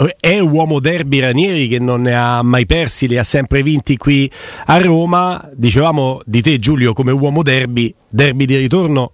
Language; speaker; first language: Italian; native; Italian